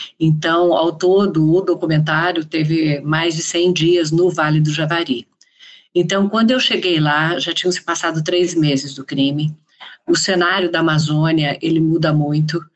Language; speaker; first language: Portuguese; native; Portuguese